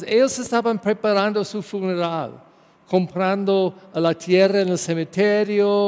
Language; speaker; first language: Spanish; non-native, learner; English